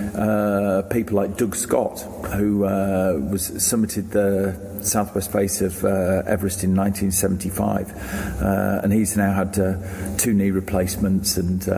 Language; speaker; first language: English; native; English